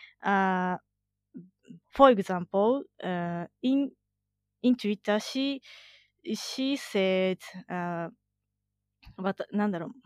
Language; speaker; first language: English; non-native, learner; Japanese